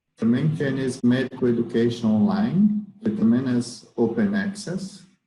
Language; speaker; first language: Spanish; non-native, learner; Portuguese